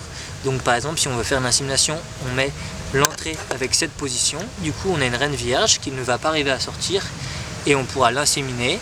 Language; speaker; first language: French; native; French